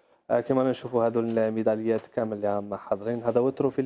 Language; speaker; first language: Arabic; native; Arabic